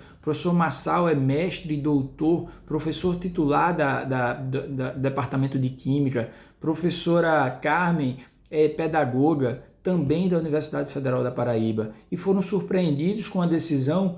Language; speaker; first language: Portuguese; native; Portuguese